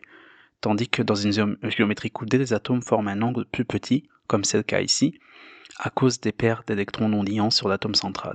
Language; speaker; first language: French; native; French